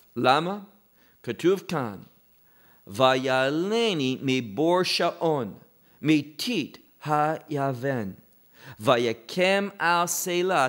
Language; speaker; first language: Hebrew; non-native, fluent; English